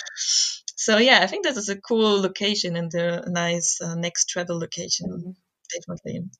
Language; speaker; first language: English; non-native, fluent; German